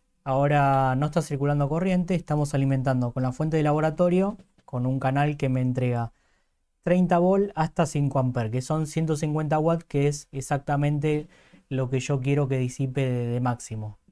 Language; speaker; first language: Spanish; native; Spanish